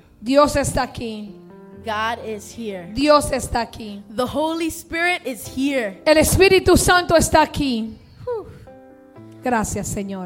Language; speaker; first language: Spanish; early bilingual, heritage; Spanish